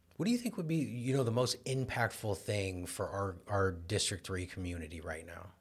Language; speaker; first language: English; native; English